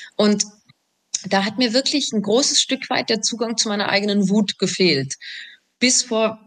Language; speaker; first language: German; native; German